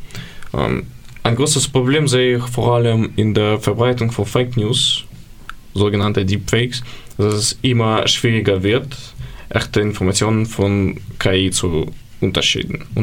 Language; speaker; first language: German; non-native, learner; Ukrainian